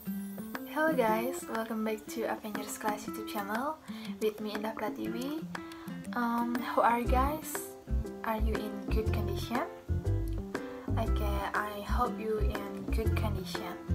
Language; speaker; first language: English; non-native, learner; Indonesian